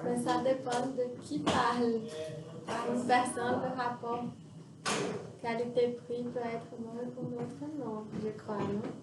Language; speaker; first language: French; non-native, fluent; Portuguese